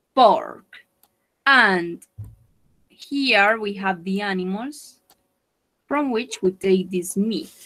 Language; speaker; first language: English; non-native, fluent; Spanish